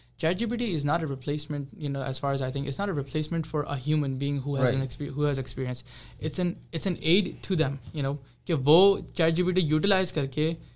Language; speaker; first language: English; early bilingual, other home language; Urdu